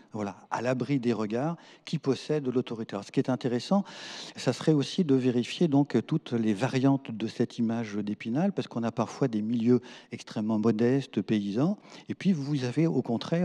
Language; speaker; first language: French; native; French